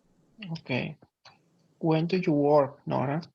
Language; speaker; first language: English; non-native, learner; Spanish